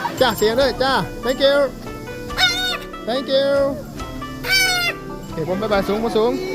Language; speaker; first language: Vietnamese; non-native, learner; Thai